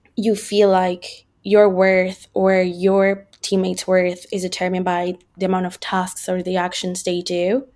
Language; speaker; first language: English; non-native, fluent; Spanish